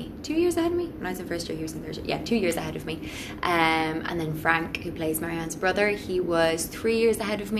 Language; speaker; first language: English; native; English